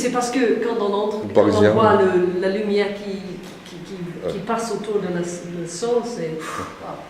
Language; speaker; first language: French; non-native, learner; English